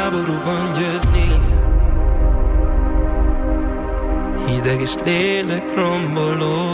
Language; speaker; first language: Hungarian; native; Hungarian